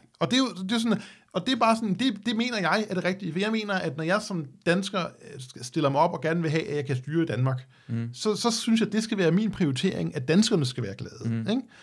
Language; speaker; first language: Danish; native; Danish